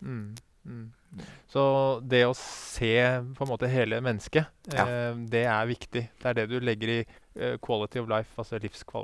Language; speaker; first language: Norwegian; native; Norwegian